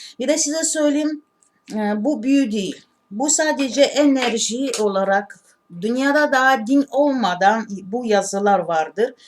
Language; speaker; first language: Turkish; non-native, learner; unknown